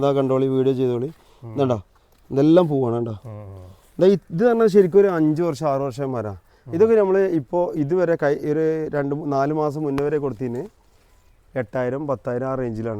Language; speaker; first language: Malayalam; native; Malayalam